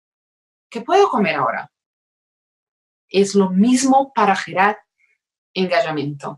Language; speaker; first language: Spanish; non-native, fluent; Portuguese